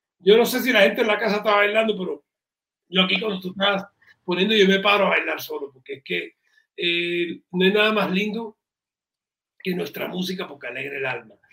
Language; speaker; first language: Spanish; native; Spanish